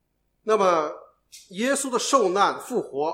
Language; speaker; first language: Chinese; native; Chinese